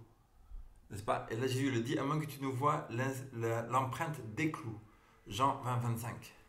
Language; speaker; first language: French; native; French